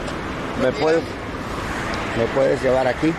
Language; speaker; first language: Spanish; non-native, learner; English